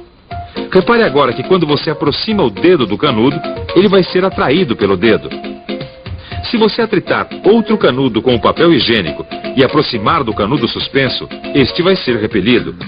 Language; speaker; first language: Portuguese; native; Portuguese